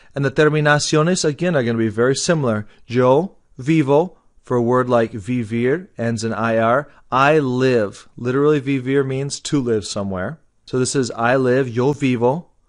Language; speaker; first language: English; native; English